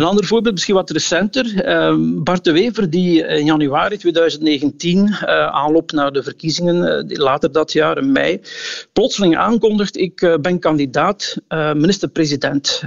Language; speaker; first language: Dutch; native; Dutch